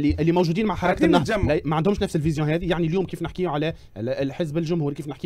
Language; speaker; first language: Arabic; native; Arabic